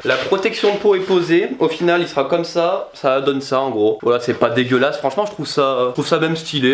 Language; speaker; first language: French; native; French